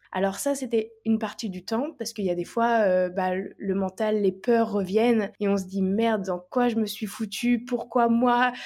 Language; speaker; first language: French; native; French